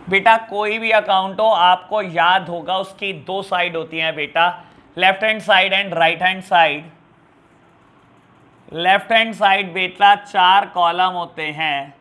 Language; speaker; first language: Hindi; native; Hindi